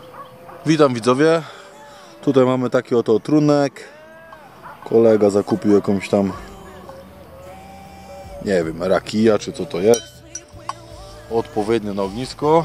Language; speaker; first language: Polish; native; Polish